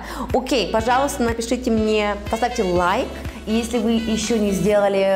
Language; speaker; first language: Russian; early bilingual, heritage; Russian